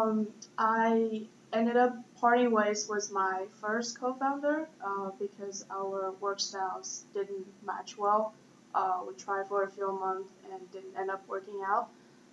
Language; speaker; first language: English; non-native, fluent; Chinese